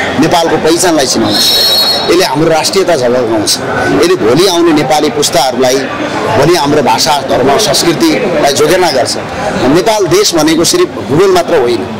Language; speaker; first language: Nepali; native; Nepali